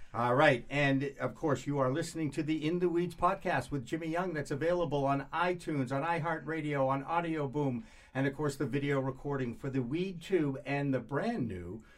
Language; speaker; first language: English; native; English